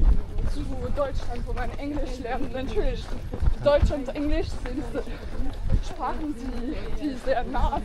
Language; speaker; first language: German; non-native, fluent; French